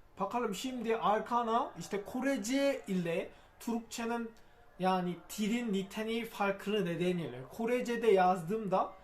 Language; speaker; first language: Turkish; non-native, fluent; Korean